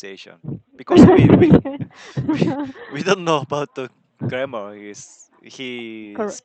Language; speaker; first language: English; non-native, learner; Korean